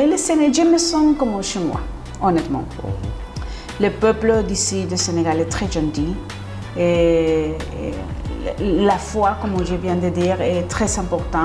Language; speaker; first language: French; non-native, fluent; Spanish